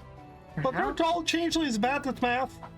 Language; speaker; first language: English; native; English